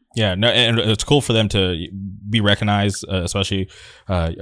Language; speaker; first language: English; native; English